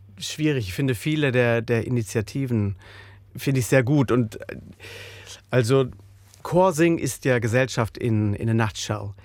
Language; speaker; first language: German; native; German